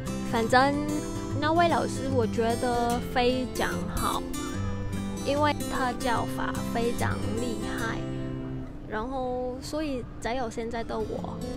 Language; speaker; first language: Chinese; non-native, fluent; Vietnamese